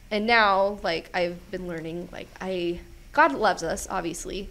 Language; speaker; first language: English; native; English